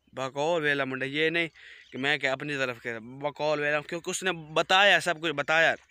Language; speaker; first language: Urdu; non-native, local second language; Punjabi